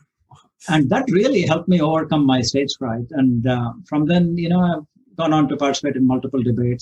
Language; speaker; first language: English; non-native, local second language; Kannada